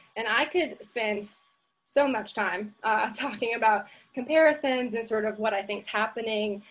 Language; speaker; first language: English; native; English